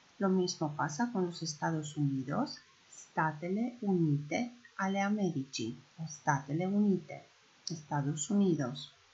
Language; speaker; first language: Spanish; non-native, fluent; Romanian